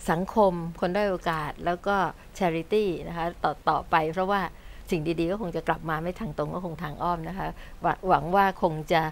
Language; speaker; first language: Thai; native; Thai